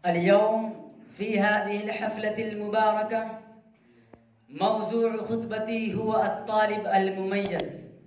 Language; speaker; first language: Arabic; non-native, learner; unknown